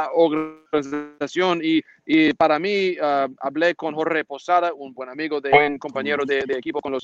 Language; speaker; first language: Spanish; non-native, learner; English